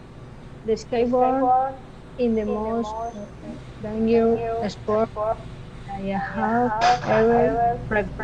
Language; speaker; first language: English; non-native, learner; Spanish